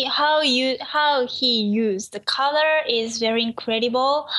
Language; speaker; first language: English; non-native, learner; Japanese